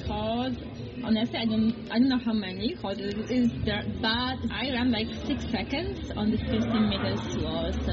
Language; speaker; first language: English; non-native, fluent; Polish